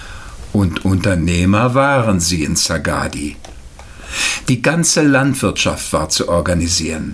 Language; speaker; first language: German; native; German